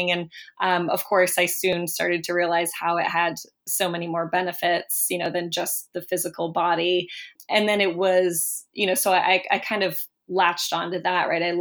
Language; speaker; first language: English; native; English